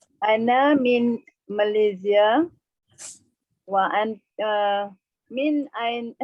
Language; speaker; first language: Arabic; non-native, learner; Malay